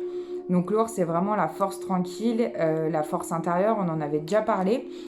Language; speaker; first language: French; native; French